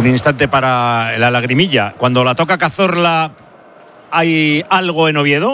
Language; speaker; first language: Spanish; native; Spanish